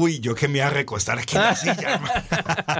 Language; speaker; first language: Spanish; native; Spanish